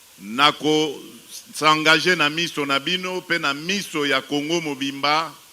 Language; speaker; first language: Lingala; non-native, local second language; Luba-Lulua